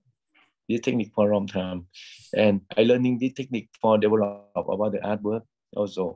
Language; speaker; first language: English; non-native, learner; Thai